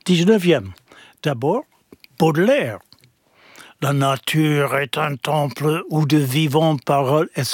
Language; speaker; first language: French; non-native, fluent; English